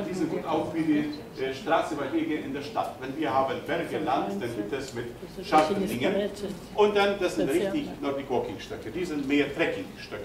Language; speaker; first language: German; non-native, fluent; Polish